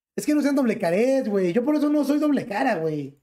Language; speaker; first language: Spanish; native; Spanish